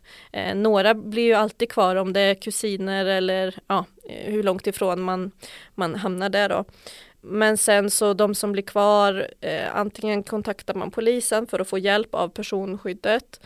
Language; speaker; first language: Swedish; native; Swedish